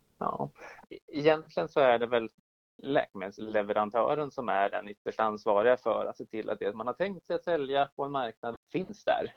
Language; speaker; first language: Swedish; native; Swedish